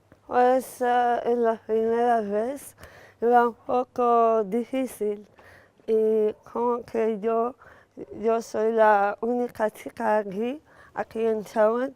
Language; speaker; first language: Spanish; non-native, fluent; Arabic